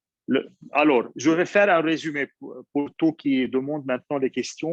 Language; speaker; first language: French; non-native, fluent; Arabic